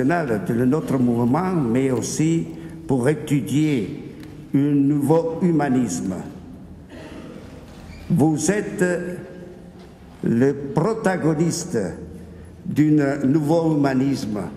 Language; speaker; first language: French; non-native, fluent; Italian